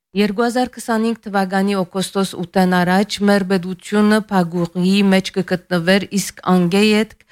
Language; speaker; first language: Armenian; early bilingual, heritage; Armenian